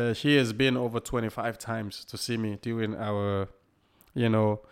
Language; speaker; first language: English; non-native, local second language; Krio